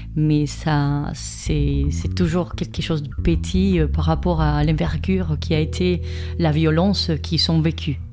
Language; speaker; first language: French; non-native, fluent; Spanish